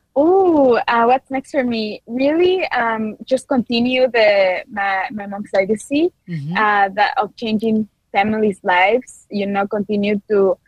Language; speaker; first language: English; non-native, fluent; Spanish